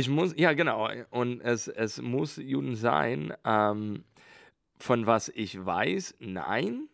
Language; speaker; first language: German; non-native, learner; English